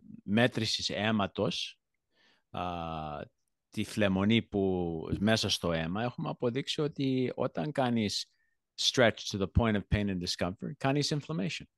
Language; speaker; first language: Greek; early bilingual, heritage; Greek